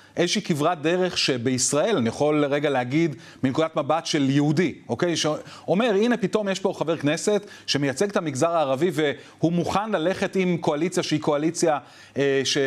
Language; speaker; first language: Hebrew; native; Hebrew